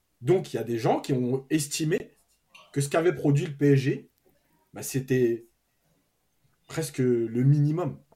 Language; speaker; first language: French; native; French